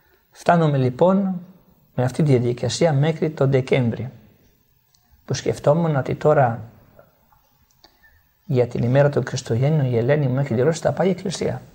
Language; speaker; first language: Greek; non-native, fluent; Italian